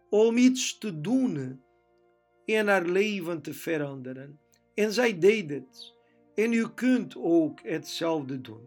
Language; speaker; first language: Dutch; non-native, fluent; Portuguese